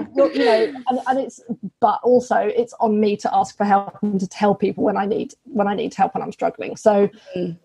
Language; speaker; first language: English; native; English